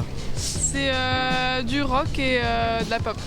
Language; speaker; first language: French; native; French